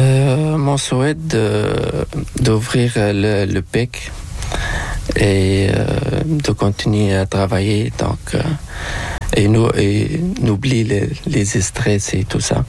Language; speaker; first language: French; non-native, local second language; Arabic